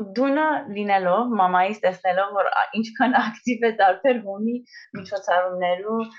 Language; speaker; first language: Armenian; early bilingual, heritage; Armenian